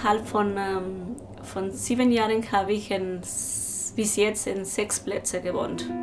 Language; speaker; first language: German; non-native, learner; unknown